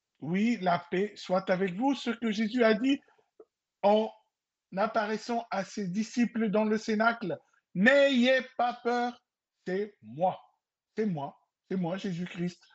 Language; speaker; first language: French; non-native, local second language; Arabic